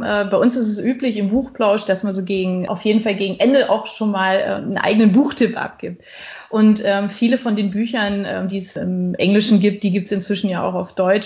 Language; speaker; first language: German; native; German